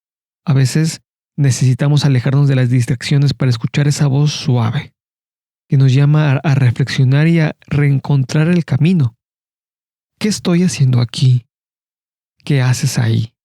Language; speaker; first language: Spanish; native; Spanish